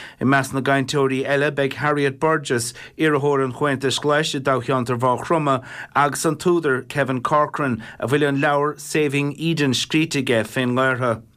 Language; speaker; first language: Irish; native; Irish